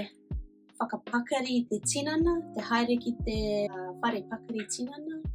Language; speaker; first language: Māori; non-native, local second language; English